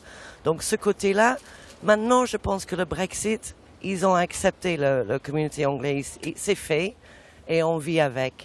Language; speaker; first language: French; non-native, fluent; English